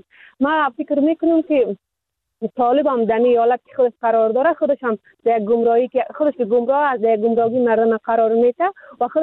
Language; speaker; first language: Persian; native; Persian